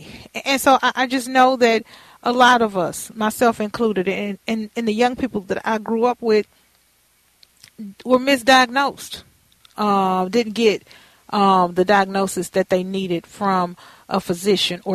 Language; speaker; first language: English; native; English